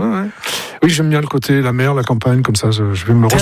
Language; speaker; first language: French; native; French